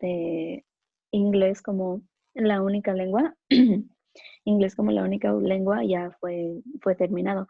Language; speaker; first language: Spanish; early bilingual, other home language; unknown